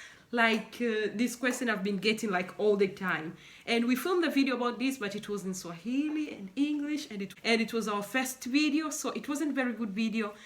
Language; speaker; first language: English; non-native, local second language; Swahili